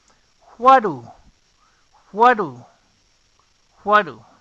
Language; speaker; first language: English; non-native, fluent; Spanish